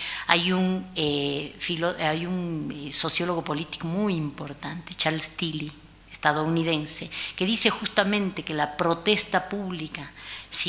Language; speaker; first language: Spanish; native; Spanish